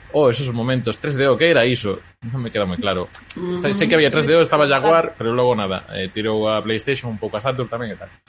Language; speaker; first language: Galician; non-native, local second language; Spanish